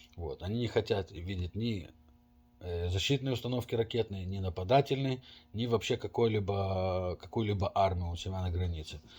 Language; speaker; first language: Russian; native; Russian